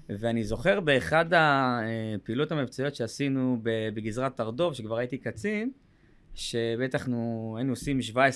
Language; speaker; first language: Hebrew; native; Hebrew